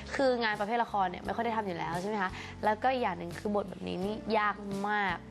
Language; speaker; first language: Thai; native; Thai